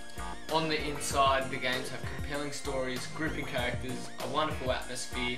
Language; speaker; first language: English; native; English